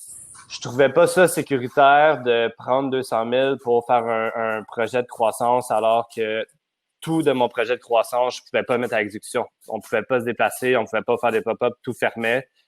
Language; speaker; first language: French; native; French